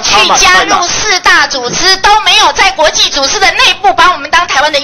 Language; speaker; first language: Chinese; native; Chinese